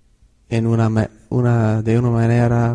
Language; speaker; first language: Spanish; non-native, fluent; English